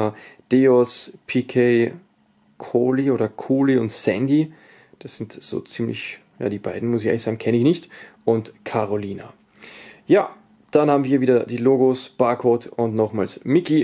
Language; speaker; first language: German; native; German